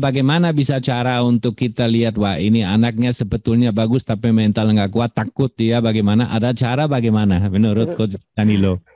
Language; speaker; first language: Indonesian; non-native, fluent; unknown